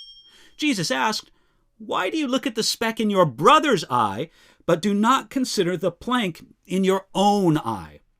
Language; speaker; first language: English; native; English